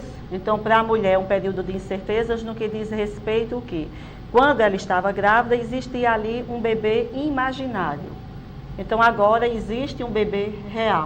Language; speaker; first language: Portuguese; native; Portuguese